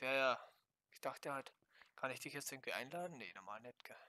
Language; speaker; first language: German; native; German